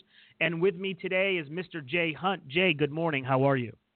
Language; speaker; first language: English; native; English